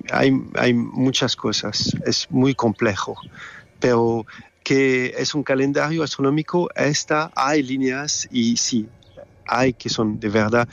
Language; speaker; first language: Spanish; non-native, learner; French